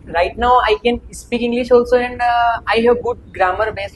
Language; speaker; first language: English; non-native, learner; Hindi